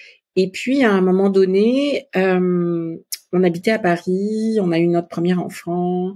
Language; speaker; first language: French; native; French